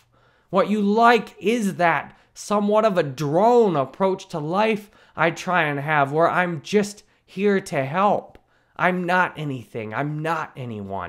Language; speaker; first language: English; native; English